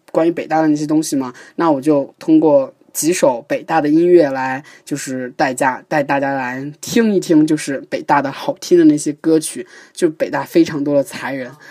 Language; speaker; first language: Chinese; native; Chinese